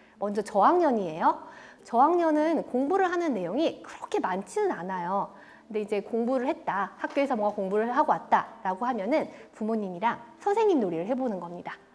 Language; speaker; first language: Korean; native; Korean